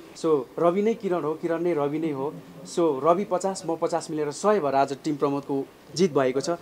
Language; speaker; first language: Nepali; native; Nepali